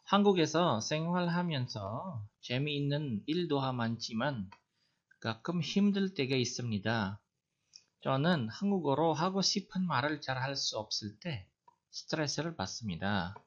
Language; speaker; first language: Korean; non-native, fluent; Indonesian